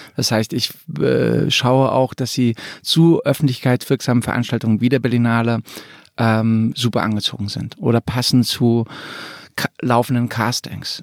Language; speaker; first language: German; early bilingual, other home language; Croatian